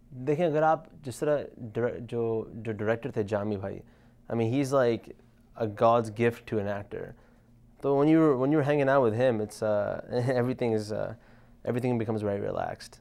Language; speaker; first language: English; early bilingual, other home language; Urdu